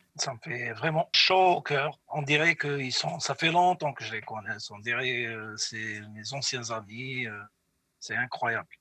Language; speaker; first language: French; non-native, local second language; Arabic